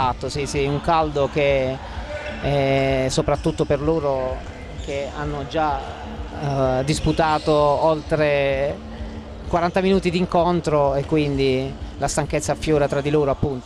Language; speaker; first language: Italian; native; Italian